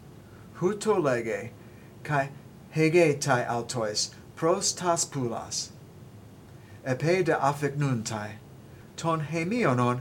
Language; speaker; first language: Greek; non-native, learner; English